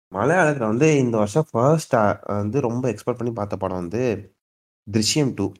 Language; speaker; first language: Tamil; native; Tamil